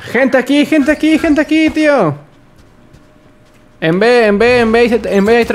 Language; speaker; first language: Spanish; native; Spanish